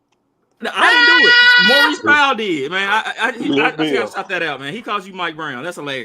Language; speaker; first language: English; native; English